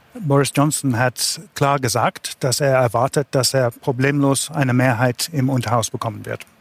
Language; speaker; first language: German; non-native, fluent; English